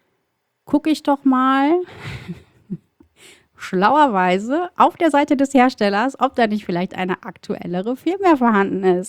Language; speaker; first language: German; native; German